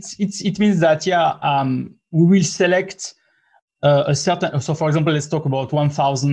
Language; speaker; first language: English; non-native, fluent; French